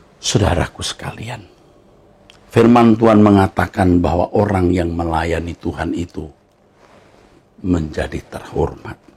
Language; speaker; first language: Indonesian; native; Indonesian